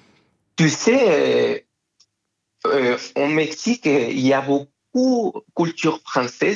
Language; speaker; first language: French; non-native, fluent; Spanish